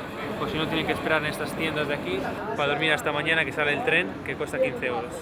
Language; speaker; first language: Spanish; native; Spanish